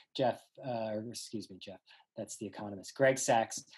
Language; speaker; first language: English; native; English